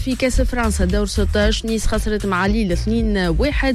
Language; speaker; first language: Arabic; native; Arabic